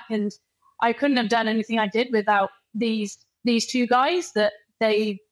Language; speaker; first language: English; native; English